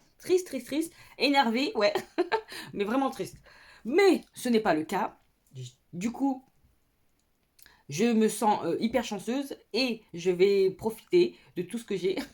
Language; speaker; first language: French; native; French